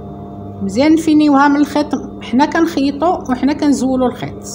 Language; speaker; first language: Arabic; native; Arabic